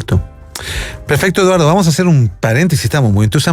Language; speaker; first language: Spanish; native; Spanish